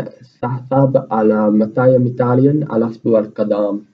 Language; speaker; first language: Arabic; non-native, learner; English